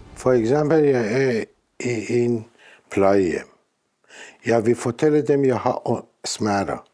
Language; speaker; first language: Danish; non-native, learner; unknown